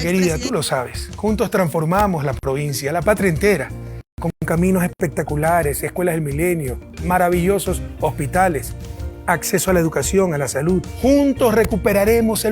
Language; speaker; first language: Spanish; native; Spanish